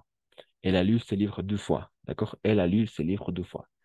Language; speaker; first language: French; non-native, fluent; Spanish